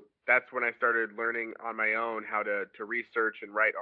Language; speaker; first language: English; native; English